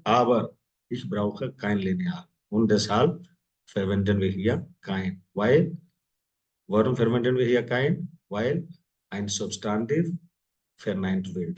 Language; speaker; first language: German; non-native, fluent; Hindi